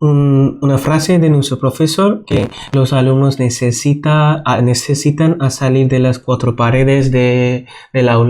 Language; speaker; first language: Spanish; non-native, fluent; Bangla